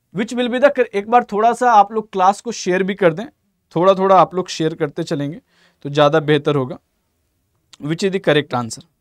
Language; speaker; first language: Hindi; native; Hindi